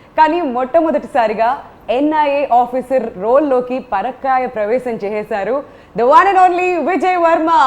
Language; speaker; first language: Telugu; native; Telugu